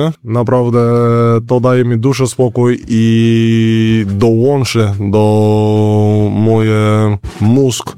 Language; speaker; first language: Polish; non-native, learner; Spanish